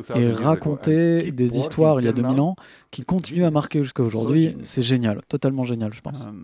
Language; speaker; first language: French; non-native, fluent; Arabic